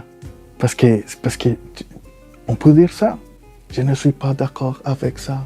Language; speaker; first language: French; non-native, fluent; Spanish